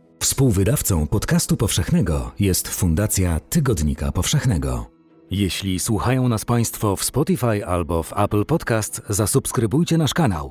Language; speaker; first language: Polish; native; Polish